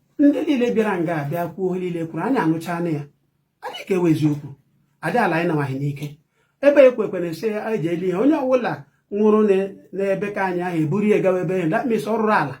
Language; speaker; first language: Igbo; native; Igbo